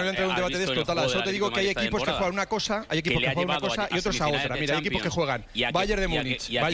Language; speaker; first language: Spanish; native; Spanish